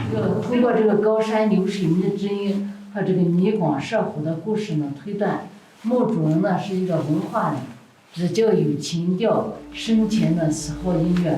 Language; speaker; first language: Chinese; native; Chinese